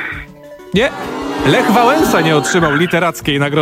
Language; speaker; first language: Polish; native; Polish